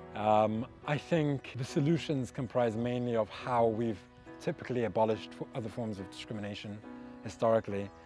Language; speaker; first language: English; native; English